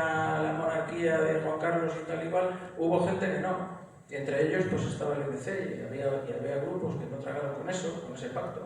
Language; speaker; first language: Spanish; native; Spanish